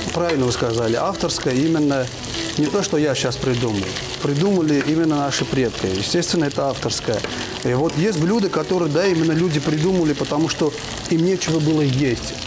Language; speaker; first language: Russian; non-native, fluent; Armenian